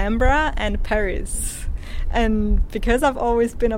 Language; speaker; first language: English; non-native, fluent; Swiss German